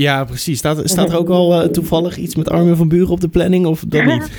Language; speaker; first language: Dutch; native; Dutch